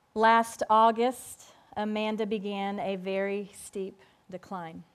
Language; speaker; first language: English; native; English